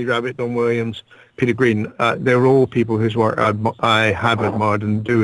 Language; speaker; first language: English; native; English